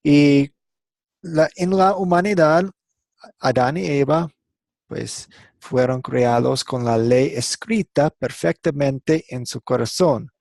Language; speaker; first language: Spanish; non-native, fluent; English